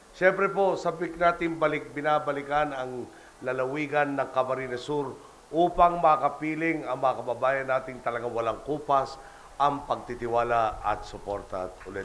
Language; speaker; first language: Filipino; native; Filipino